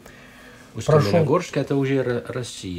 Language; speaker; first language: Russian; non-native, learner; Dutch